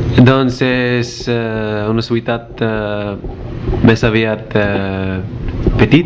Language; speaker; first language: Catalan; non-native, learner; Arabic